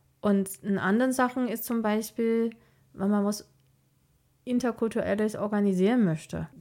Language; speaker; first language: German; non-native, fluent; Chinese